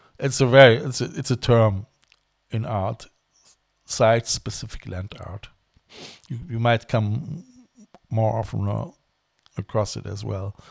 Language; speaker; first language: English; non-native, fluent; German